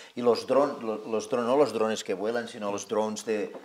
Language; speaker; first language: Spanish; non-native, local second language; Catalan